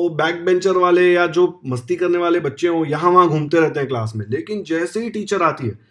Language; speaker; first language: Hindi; non-native, local second language; Marathi